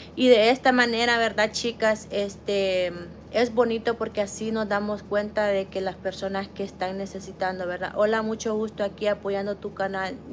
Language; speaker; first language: Spanish; native; Spanish